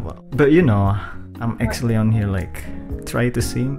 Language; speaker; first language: English; non-native, fluent; Indonesian